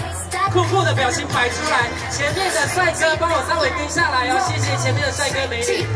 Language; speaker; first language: Chinese; native; Chinese